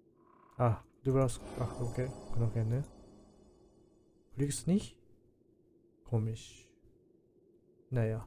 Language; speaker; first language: German; non-native, learner; Japanese